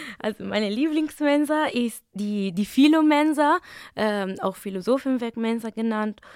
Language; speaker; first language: German; non-native, fluent; Italian